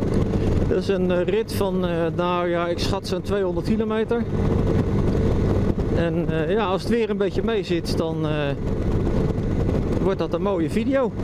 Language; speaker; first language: Dutch; native; Dutch